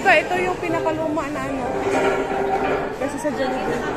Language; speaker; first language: Filipino; non-native, local second language; Cebuano